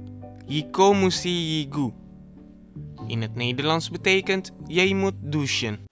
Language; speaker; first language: Dutch; non-native, learner; Indonesian